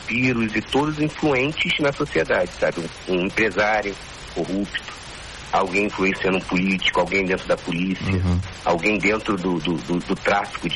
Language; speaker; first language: Portuguese; native; Portuguese